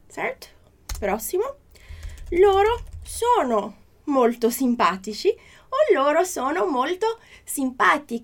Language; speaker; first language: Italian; non-native, fluent; Portuguese